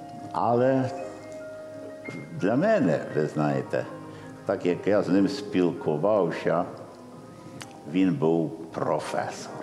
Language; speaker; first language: Ukrainian; early bilingual, heritage; Ukrainian